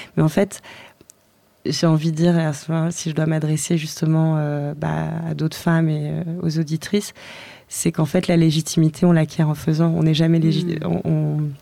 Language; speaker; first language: French; native; French